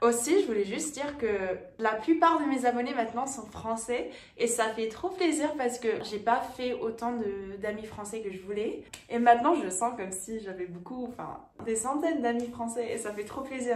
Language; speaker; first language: French; early bilingual, heritage; French